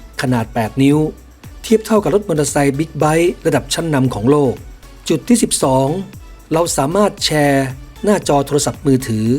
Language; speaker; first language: Thai; native; Thai